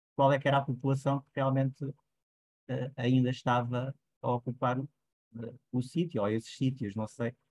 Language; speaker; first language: Portuguese; native; Portuguese